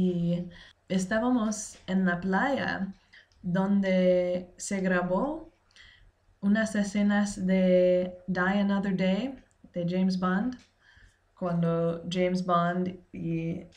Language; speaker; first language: Spanish; non-native, learner; English